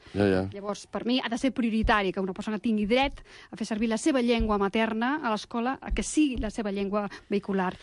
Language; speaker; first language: Catalan; non-native, local second language; Spanish